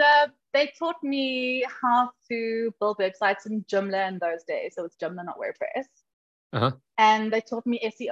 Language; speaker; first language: English; native; English